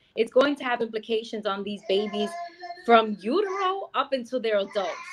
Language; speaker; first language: English; native; English